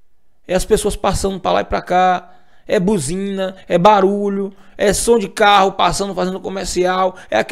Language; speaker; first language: Portuguese; native; Portuguese